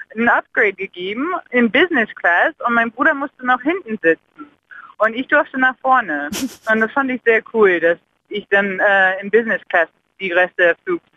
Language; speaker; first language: German; non-native, fluent; English